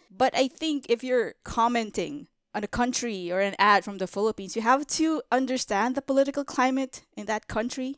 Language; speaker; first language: English; non-native, local second language; Filipino